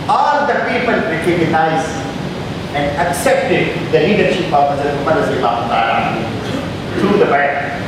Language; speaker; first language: English; non-native, local second language; Urdu